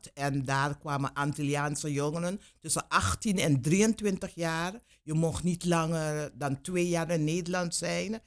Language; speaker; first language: Dutch; non-native, local second language; Papiamento